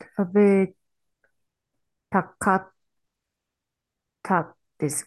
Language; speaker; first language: Japanese; non-native, learner; Chinese